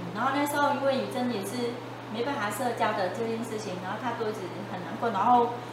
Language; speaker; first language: Chinese; non-native, fluent; Vietnamese